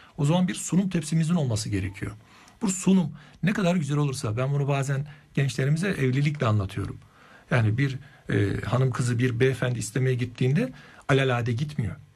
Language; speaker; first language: Turkish; native; Turkish